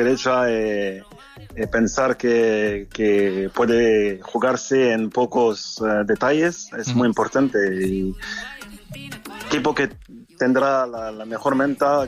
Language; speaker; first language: Spanish; non-native, fluent; French